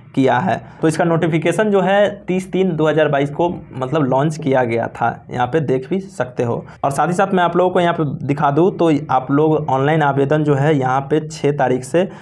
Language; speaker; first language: Hindi; native; Hindi